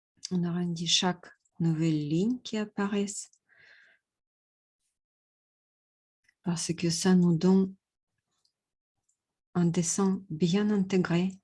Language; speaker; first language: French; non-native, fluent; Russian